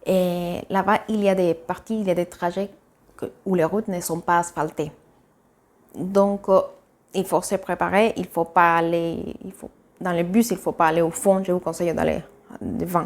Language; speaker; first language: French; non-native, fluent; Spanish